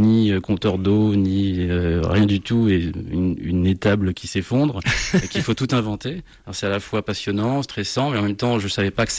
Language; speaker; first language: French; native; French